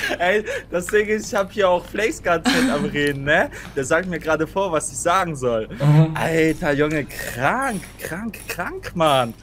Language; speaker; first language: German; native; German